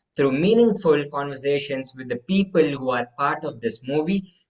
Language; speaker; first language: English; non-native, local second language; Kannada